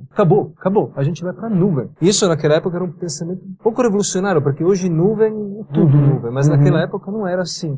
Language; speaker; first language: Portuguese; non-native, fluent; Italian